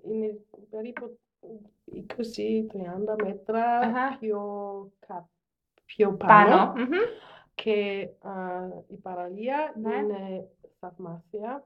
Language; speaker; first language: Greek; non-native, learner; German